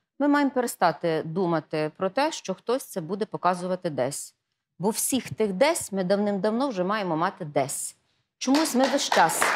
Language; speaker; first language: Ukrainian; native; Ukrainian